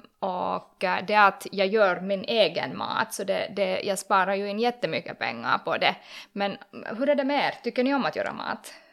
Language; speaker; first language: Swedish; native; Swedish